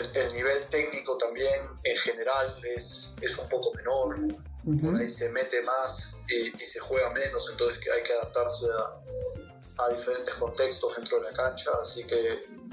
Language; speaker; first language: Spanish; native; Spanish